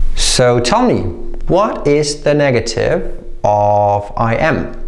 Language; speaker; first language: English; non-native, fluent; Slovak